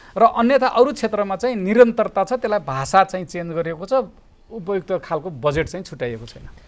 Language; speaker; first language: Nepali; native; Nepali